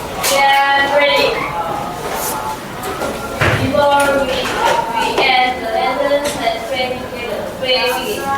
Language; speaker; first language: English; non-native, learner; Indonesian